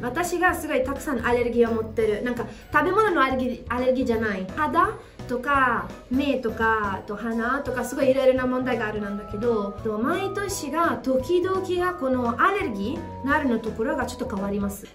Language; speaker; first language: Japanese; non-native, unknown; Italian